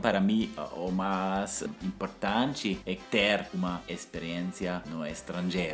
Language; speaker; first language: Spanish; non-native, learner; German